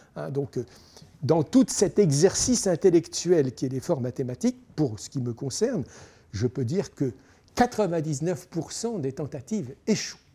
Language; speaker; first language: French; native; French